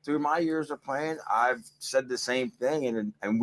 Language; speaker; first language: English; native; English